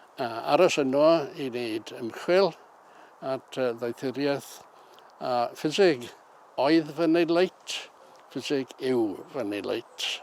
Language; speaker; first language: Welsh; native; Welsh